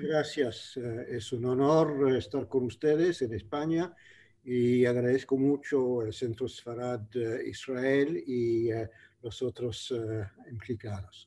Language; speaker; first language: Spanish; non-native, fluent; English